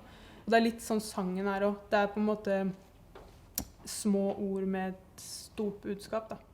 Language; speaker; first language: Norwegian; native; Norwegian